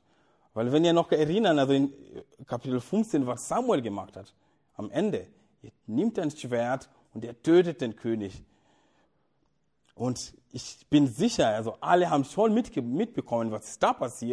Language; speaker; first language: German; non-native, fluent; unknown